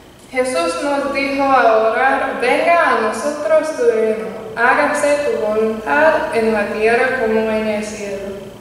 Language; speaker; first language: Spanish; non-native, learner; English